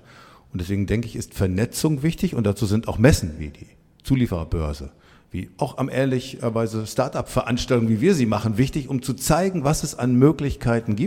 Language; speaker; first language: German; native; German